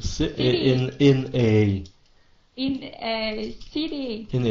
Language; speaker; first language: English; non-native, learner; Vietnamese